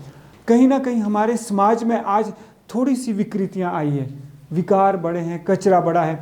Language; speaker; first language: Hindi; native; Hindi